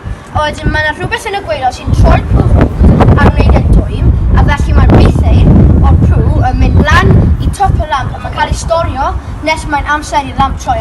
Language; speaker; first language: Welsh; non-native, local second language; English